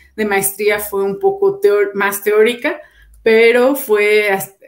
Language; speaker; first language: Spanish; native; Spanish